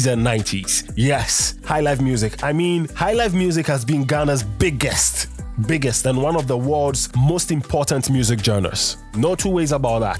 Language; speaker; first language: English; non-native, local second language; Akan